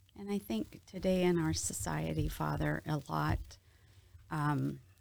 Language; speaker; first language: English; native; English